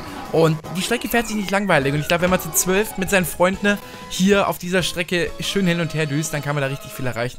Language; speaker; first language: German; native; German